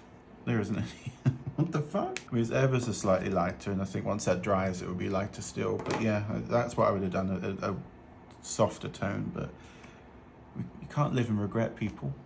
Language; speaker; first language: English; native; English